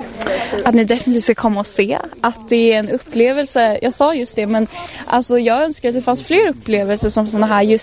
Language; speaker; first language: Swedish; native; Swedish